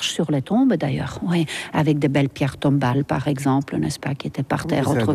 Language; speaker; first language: French; non-native, fluent; Estonian